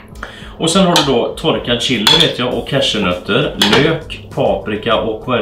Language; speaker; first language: Swedish; native; Swedish